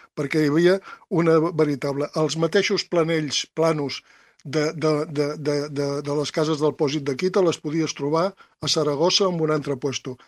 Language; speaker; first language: Catalan; native; Catalan